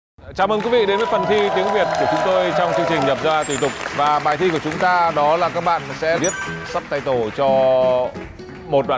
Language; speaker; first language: Vietnamese; native; Vietnamese